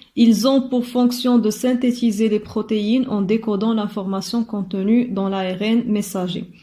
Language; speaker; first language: French; non-native, local second language; Arabic